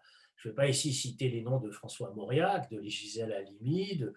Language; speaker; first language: French; native; French